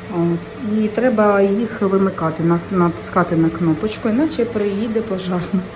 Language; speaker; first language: Ukrainian; native; Ukrainian